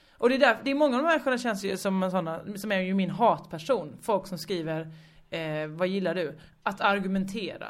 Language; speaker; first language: Swedish; native; Swedish